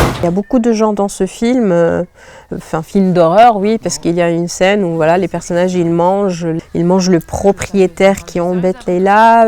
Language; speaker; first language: French; non-native, local second language; Arabic